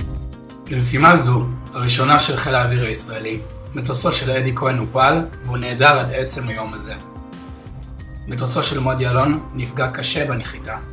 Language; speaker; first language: Hebrew; native; Hebrew